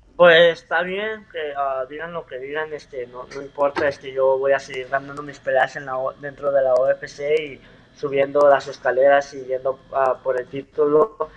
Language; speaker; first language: Spanish; early bilingual, heritage; Spanish